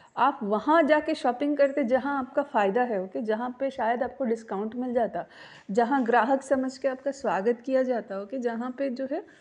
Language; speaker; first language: Hindi; non-native, local second language; Marathi